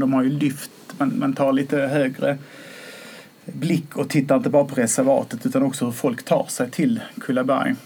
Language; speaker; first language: Swedish; native; Swedish